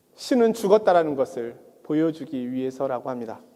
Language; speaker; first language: Korean; native; Korean